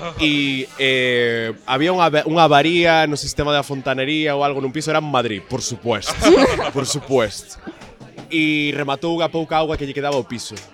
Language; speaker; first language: Galician; non-native, local second language; Spanish